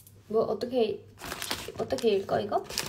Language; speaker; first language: Korean; non-native, fluent; Chinese